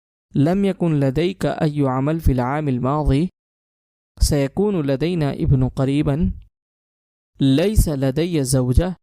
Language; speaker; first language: Arabic; non-native, fluent; Urdu